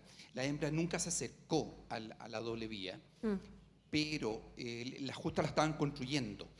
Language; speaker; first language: Spanish; native; Spanish